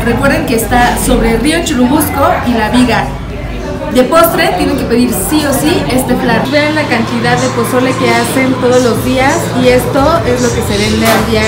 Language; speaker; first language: Spanish; native; Spanish